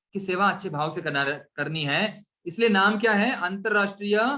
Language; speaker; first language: Hindi; non-native, local second language; Marathi